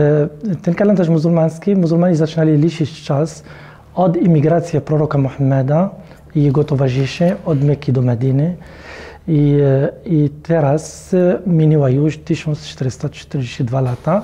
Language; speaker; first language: Polish; non-native, fluent; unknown